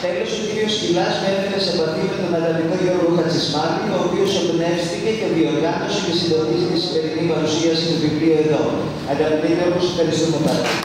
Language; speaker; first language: Greek; native; Greek